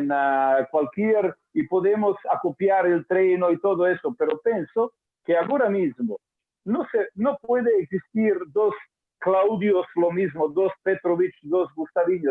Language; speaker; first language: Portuguese; non-native, learner; Croatian